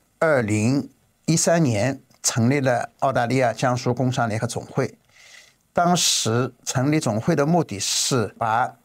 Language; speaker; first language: Chinese; native; Chinese